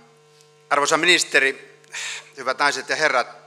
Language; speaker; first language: Finnish; native; Finnish